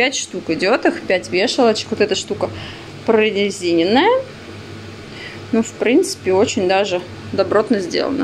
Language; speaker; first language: Russian; native; Russian